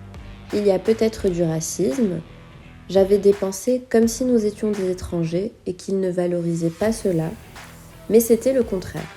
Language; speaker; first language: French; non-native, fluent; Azerbaijani